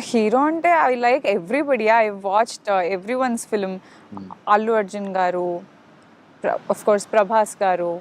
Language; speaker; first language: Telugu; non-native, fluent; Kannada